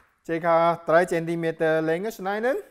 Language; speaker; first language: German; non-native, learner; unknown